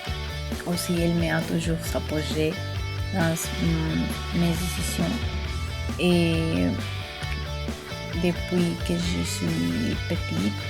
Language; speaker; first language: French; non-native, learner; Spanish